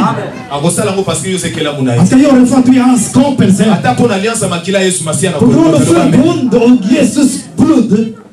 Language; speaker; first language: Swedish; non-native, fluent; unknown